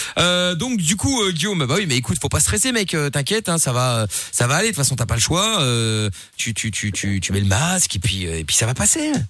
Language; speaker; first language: French; native; French